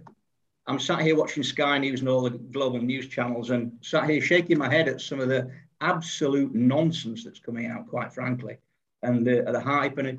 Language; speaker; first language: English; native; English